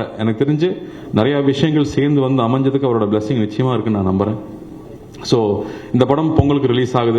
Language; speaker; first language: Tamil; native; Tamil